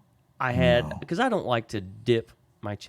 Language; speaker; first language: English; native; English